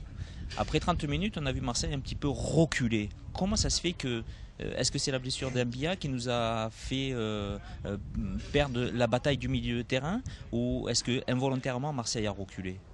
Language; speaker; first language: French; native; French